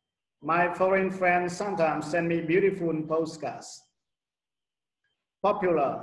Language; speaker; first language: English; non-native, learner; Vietnamese